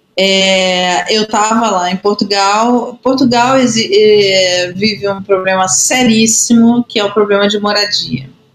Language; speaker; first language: Portuguese; native; Portuguese